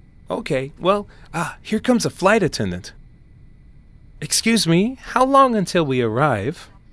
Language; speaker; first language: English; native; English